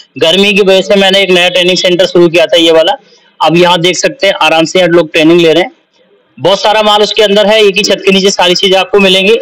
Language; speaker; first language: Hindi; native; Hindi